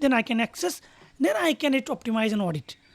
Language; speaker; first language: English; non-native, learner; Bangla